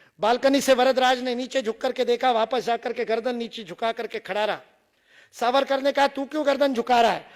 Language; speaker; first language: Hindi; non-native, local second language; Marathi